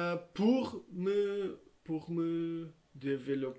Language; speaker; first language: French; non-native, learner; Portuguese